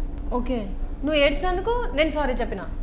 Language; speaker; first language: Telugu; native; Telugu